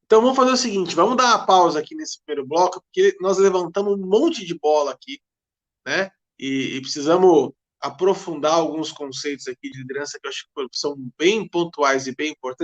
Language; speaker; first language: Portuguese; native; Portuguese